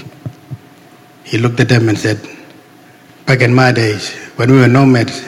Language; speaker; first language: English; non-native, local second language; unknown